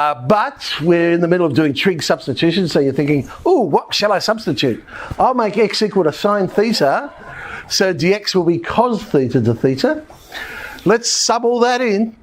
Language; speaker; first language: English; native; English